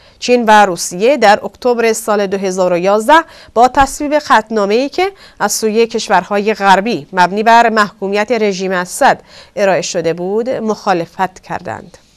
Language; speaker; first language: Persian; non-native, local second language; Kurdish